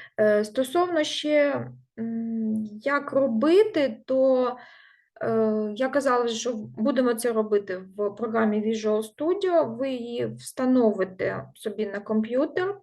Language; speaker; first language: Ukrainian; non-native, local second language; Russian